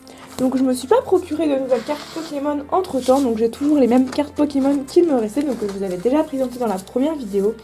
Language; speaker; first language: French; native; French